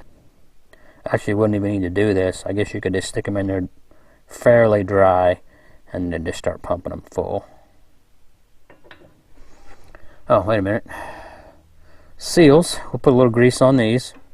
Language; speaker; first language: English; native; English